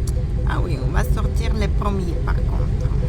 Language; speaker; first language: French; non-native, fluent; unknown